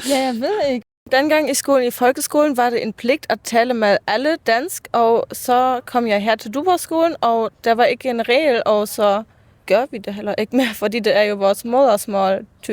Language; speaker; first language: Danish; non-native, local second language; German